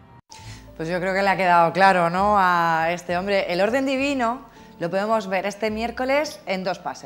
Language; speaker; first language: Spanish; native; Spanish